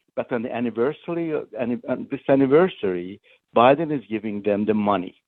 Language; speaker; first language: English; non-native, fluent; Persian